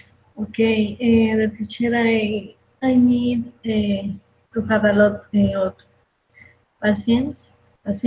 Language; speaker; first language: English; non-native, learner; Spanish